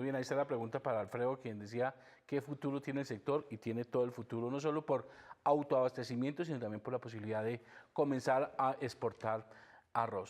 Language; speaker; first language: Spanish; native; Spanish